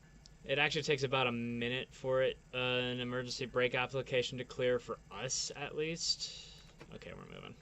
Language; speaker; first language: English; native; English